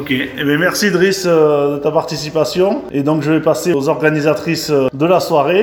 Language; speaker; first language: French; native; French